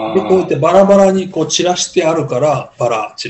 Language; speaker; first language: Japanese; native; Japanese